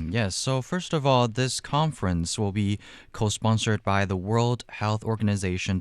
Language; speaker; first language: English; non-native, fluent; Chinese